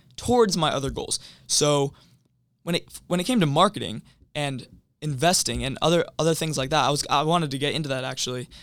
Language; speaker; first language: English; native; English